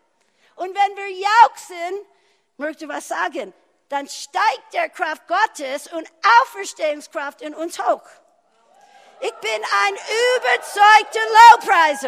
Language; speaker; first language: German; non-native, fluent; English